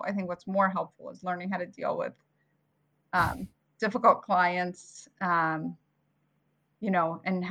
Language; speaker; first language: English; native; English